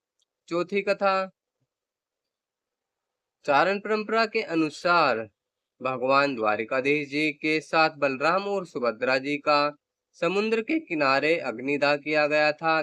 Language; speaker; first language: Hindi; native; Hindi